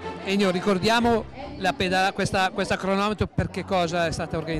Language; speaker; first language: Italian; native; Italian